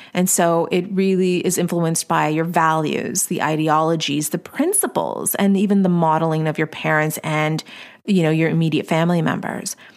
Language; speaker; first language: English; early bilingual, other home language; Spanish